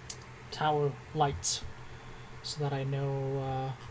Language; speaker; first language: English; native; English